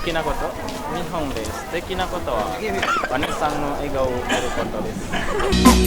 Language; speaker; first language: Japanese; non-native, learner; Indonesian